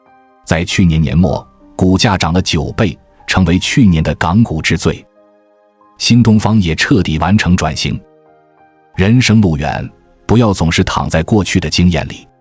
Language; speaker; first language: Chinese; native; Chinese